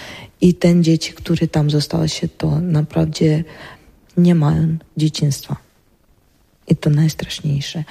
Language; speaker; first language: Polish; non-native, learner; Ukrainian